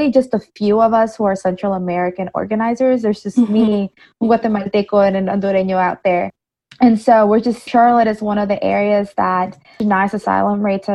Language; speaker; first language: English; early bilingual, other home language; Spanish